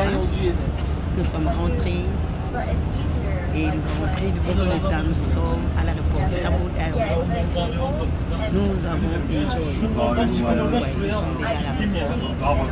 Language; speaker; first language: French; non-native, local second language; Lingala